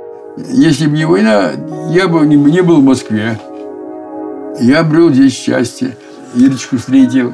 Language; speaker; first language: Russian; native; Russian